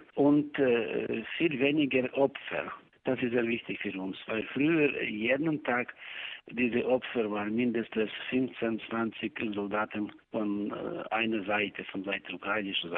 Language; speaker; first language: German; non-native, learner; Ukrainian